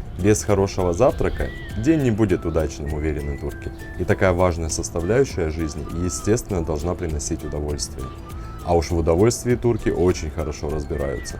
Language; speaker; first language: Russian; native; Russian